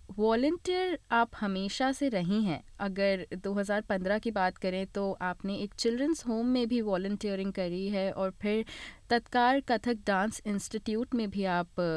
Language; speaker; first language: Hindi; native; Hindi